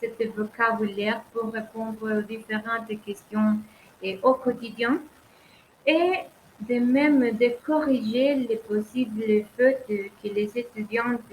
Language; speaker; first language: French; non-native, learner; Spanish